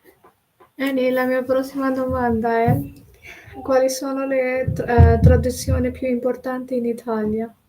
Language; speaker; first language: Italian; non-native, learner; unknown